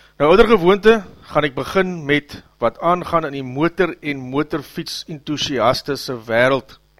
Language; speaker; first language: Afrikaans; native; Afrikaans